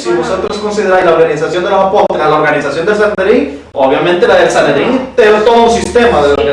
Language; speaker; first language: Spanish; native; Spanish